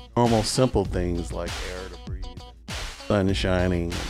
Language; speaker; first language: English; native; English